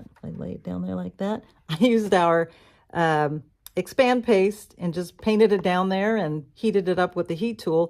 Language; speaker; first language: English; native; English